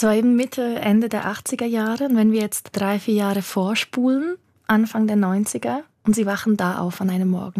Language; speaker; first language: German; native; German